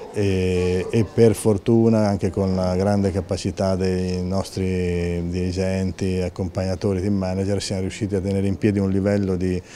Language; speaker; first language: Italian; native; Italian